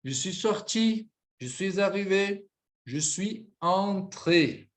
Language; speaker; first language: French; non-native, fluent; Portuguese